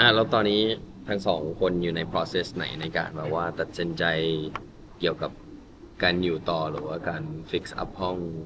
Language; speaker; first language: Thai; native; Thai